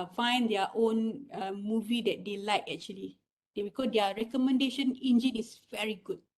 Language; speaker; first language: English; non-native, local second language; Malay